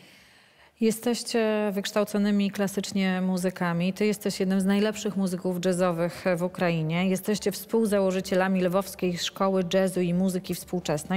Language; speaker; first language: Polish; native; Polish